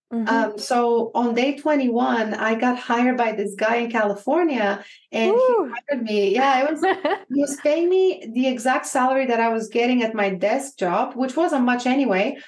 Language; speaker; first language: English; non-native, fluent; Bulgarian